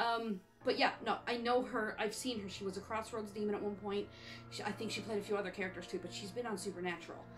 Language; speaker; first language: English; native; English